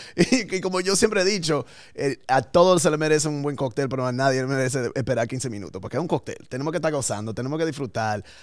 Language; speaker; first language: Spanish; early bilingual, heritage; Spanish